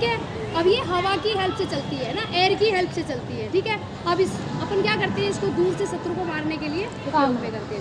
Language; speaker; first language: Hindi; native; Hindi